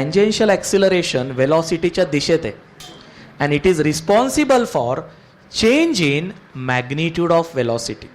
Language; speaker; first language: English; non-native, local second language; Marathi